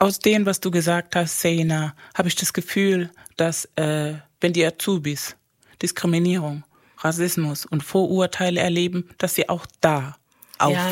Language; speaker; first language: German; non-native, fluent; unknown